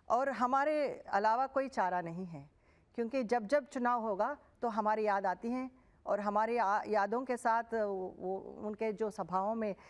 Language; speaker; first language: Hindi; non-native, local second language; Telugu